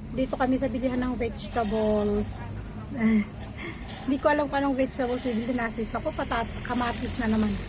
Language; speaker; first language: Filipino; native; Filipino